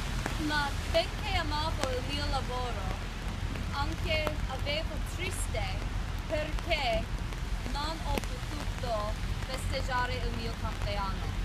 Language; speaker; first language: Italian; non-native, learner; English